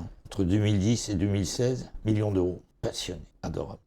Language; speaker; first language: French; native; French